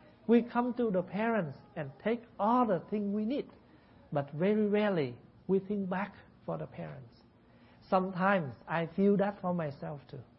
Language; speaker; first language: English; non-native, fluent; Vietnamese